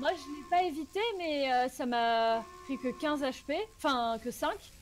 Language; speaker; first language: French; native; French